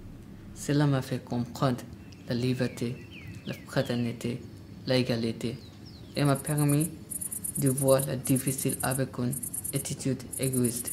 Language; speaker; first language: French; non-native, learner; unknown